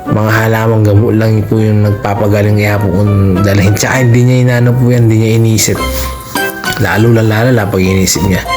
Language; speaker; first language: Filipino; non-native, local second language; Pampanga